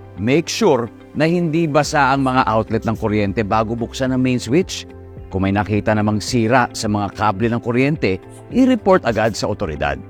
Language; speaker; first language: Filipino; native; Filipino